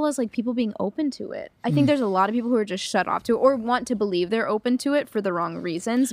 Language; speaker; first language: English; native; English